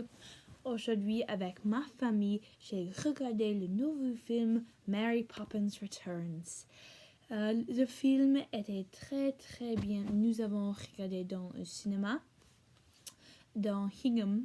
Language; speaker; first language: French; non-native, learner; English